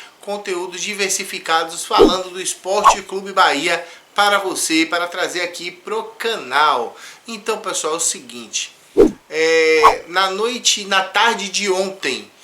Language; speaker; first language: Portuguese; native; Portuguese